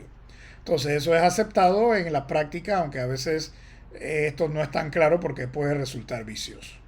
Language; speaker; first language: Spanish; native; Spanish